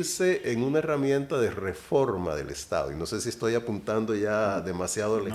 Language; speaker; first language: Spanish; native; Spanish